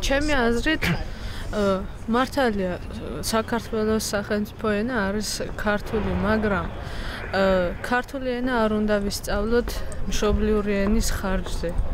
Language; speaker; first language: Georgian; non-native, local second language; Armenian